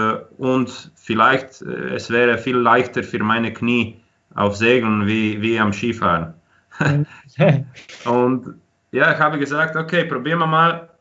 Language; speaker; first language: German; non-native, fluent; Croatian